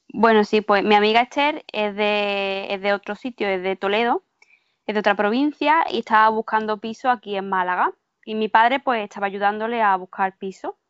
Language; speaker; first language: Spanish; native; Spanish